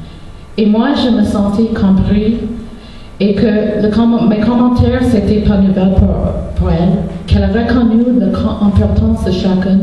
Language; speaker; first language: French; non-native, local second language; English